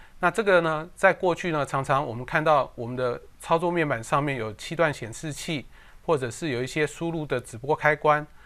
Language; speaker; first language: Chinese; native; Chinese